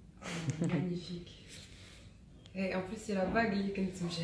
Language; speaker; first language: French; non-native, local second language; Arabic